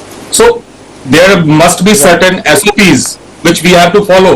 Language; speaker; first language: English; non-native, local second language; Hindi